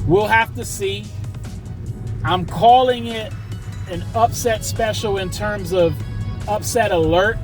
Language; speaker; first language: English; native; English